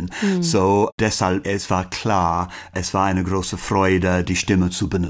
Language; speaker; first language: German; non-native, fluent; English